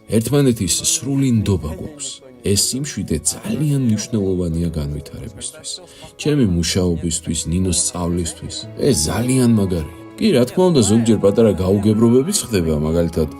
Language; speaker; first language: Georgian; non-native, local second language; Abkhazian